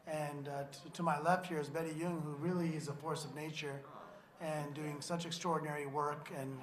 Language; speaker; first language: English; native; English